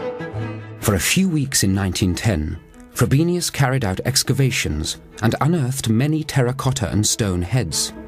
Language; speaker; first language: English; native; English